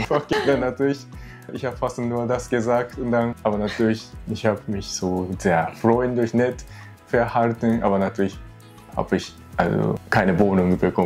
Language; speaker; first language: German; non-native, learner; Japanese